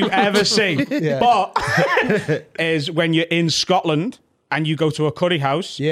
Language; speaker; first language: English; native; English